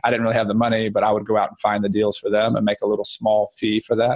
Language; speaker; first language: English; native; English